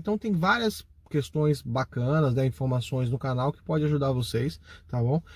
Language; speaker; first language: Portuguese; native; Portuguese